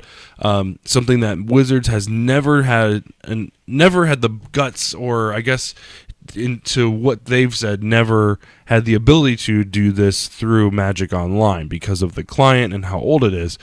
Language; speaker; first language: English; native; English